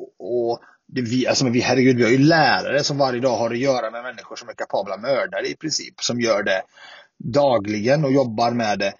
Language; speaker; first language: Swedish; early bilingual, other home language; Arabic